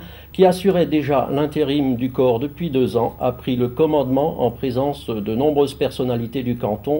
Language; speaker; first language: French; native; French